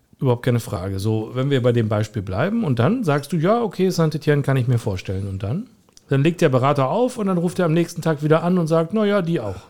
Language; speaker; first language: German; native; German